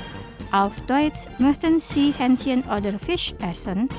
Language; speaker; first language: German; non-native, fluent; Indonesian